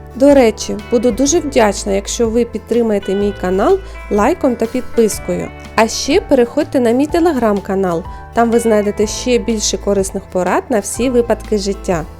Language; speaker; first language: Ukrainian; native; Ukrainian